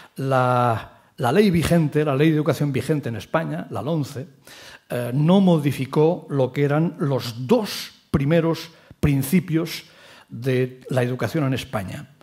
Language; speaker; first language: Spanish; non-native, local second language; Catalan